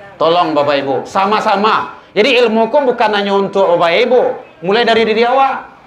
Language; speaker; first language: Malay; non-native, local second language; Minangkabau